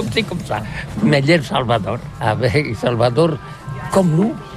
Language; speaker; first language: French; non-native, learner; Catalan